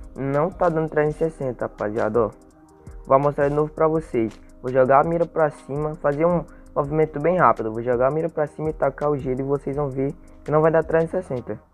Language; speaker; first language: Portuguese; native; Portuguese